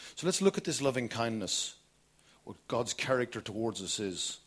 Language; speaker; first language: English; native; English